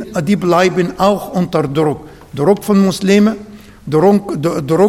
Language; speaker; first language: German; non-native, learner; Arabic